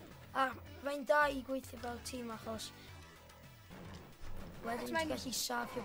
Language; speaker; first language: Welsh; non-native, local second language; English